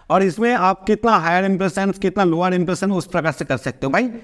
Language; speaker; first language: Hindi; non-native, local second language; Bangla